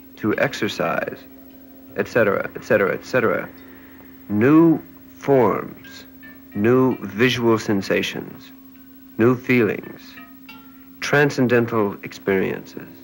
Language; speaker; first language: English; native; English